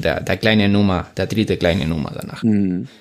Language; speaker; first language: German; non-native, fluent; Spanish